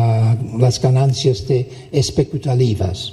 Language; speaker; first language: Spanish; non-native, fluent; English